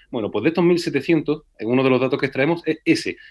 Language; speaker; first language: Spanish; native; Spanish